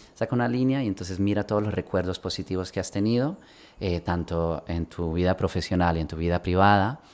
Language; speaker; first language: Spanish; early bilingual, other home language; Swedish